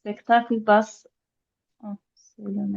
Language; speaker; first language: French; non-native, learner; Azerbaijani